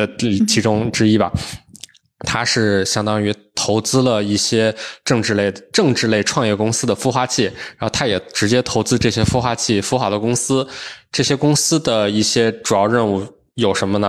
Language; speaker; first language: Chinese; native; Chinese